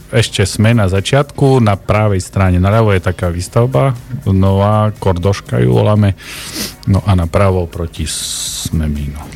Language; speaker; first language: Slovak; native; Slovak